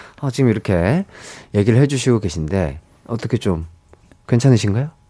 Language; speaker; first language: Korean; native; Korean